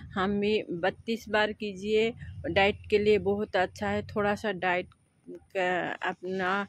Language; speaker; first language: Hindi; non-native, local second language; Nepali